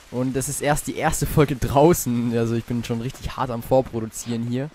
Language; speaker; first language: German; native; German